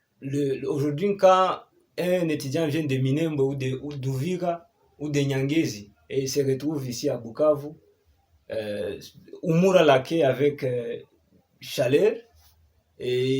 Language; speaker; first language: French; non-native, local second language; Kinyarwanda